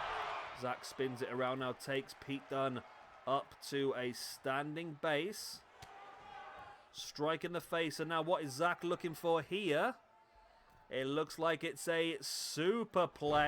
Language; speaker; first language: English; native; English